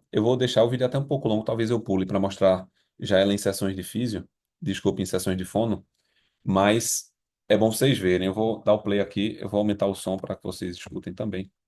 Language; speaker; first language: Portuguese; native; Portuguese